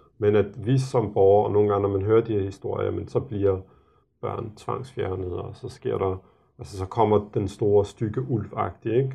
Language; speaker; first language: Danish; early bilingual, other home language; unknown